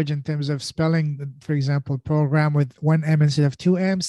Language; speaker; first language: English; non-native, fluent; French